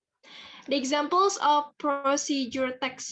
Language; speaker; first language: English; non-native, fluent; Indonesian